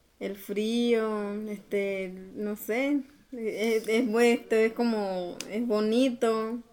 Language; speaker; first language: Spanish; non-native, local second language; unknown